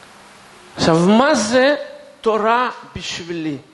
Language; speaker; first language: Hebrew; non-native, fluent; Russian